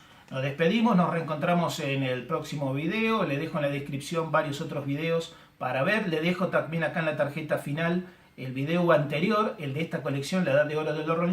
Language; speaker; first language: Spanish; native; Spanish